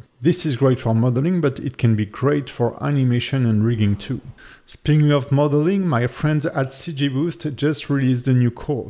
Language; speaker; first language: English; non-native, fluent; French